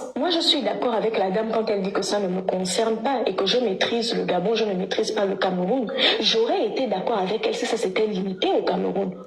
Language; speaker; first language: French; native; French